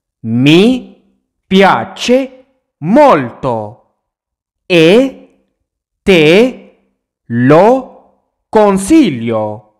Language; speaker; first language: Italian; non-native, fluent; Arabic